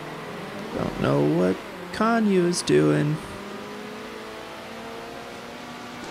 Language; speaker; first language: English; native; English